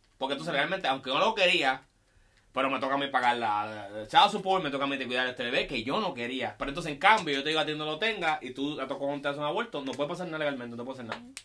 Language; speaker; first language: Spanish; early bilingual, heritage; Spanish